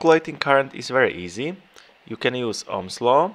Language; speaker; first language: English; non-native, fluent; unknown